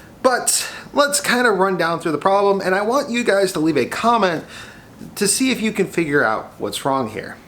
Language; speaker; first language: English; native; English